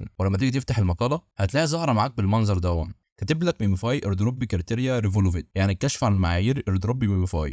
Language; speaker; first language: Arabic; native; Arabic